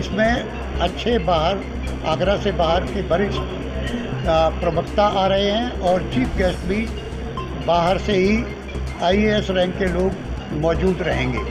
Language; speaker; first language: Hindi; native; Hindi